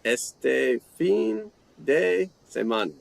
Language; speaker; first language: Spanish; non-native, learner; English